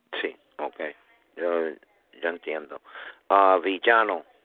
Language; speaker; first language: Spanish; early bilingual, heritage; Spanish